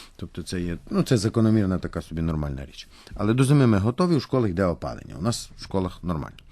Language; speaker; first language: Ukrainian; native; Ukrainian